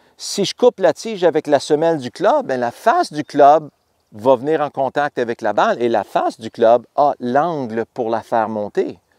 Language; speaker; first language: French; native; French